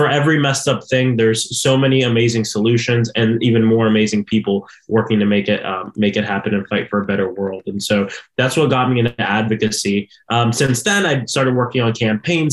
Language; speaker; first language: English; native; English